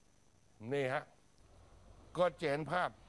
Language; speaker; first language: Thai; native; Thai